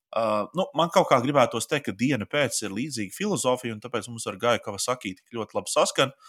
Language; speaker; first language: Latvian; native; Latvian